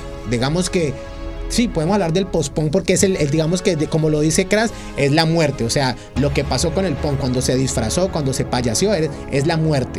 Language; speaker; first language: Spanish; native; Spanish